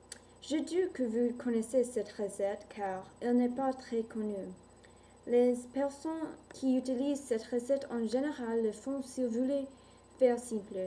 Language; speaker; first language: French; non-native, learner; English